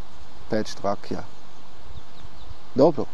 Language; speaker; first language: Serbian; non-native, learner; German